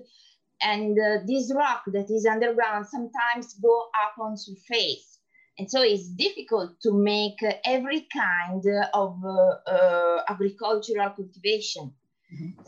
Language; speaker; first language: English; non-native, fluent; Italian